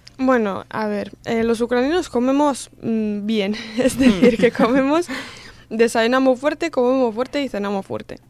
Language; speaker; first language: Spanish; early bilingual, other home language; Russian